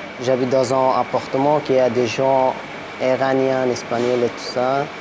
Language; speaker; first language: French; non-native, learner; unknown